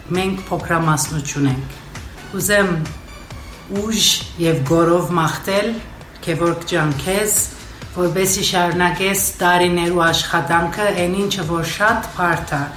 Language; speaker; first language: Armenian; native; Armenian